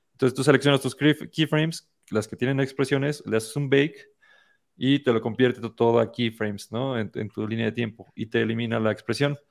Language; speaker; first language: Spanish; native; Spanish